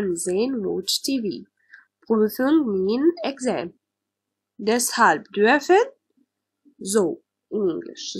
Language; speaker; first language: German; non-native, learner; Arabic